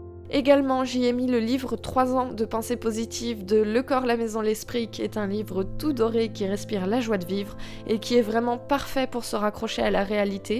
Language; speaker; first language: French; native; French